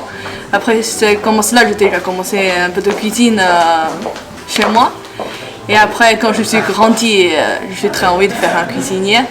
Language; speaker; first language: French; non-native, learner; Chinese